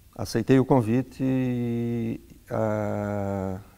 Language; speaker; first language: Portuguese; native; Portuguese